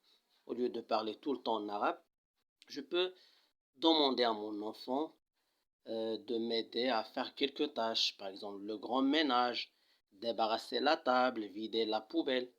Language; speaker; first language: French; non-native, local second language; Arabic